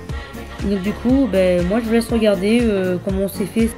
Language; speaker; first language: French; native; French